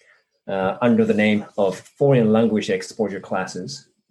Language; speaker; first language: English; non-native, fluent; Japanese